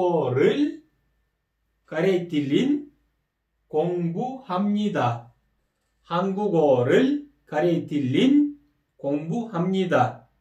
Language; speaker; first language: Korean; non-native, fluent; Kyrgyz